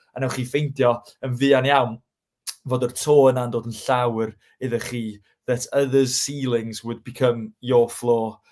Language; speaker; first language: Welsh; native; Welsh